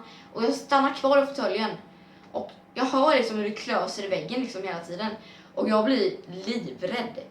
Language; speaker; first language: Swedish; native; Swedish